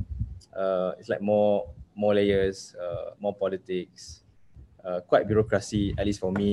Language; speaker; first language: English; non-native, local second language; Malay